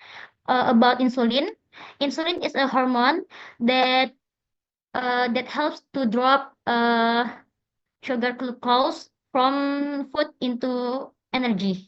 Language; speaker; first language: English; non-native, learner; Indonesian